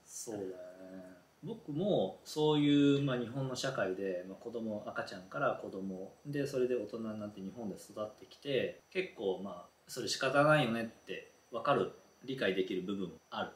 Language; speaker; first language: Japanese; native; Japanese